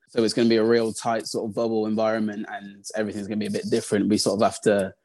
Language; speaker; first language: English; native; English